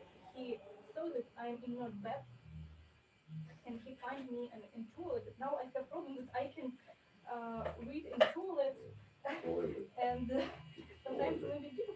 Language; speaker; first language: English; non-native, learner; Ukrainian